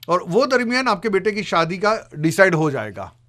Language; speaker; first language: Hindi; non-native, local second language; Gujarati